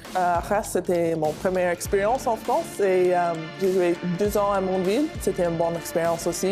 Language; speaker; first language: French; non-native, fluent; English